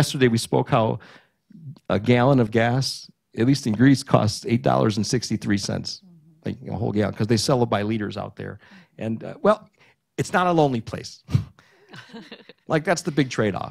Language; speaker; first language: English; early bilingual, other home language; Greek